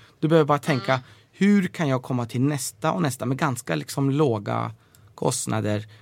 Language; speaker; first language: Swedish; early bilingual, other home language; Persian